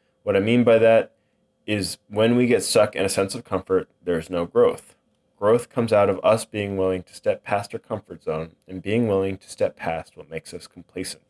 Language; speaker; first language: English; native; English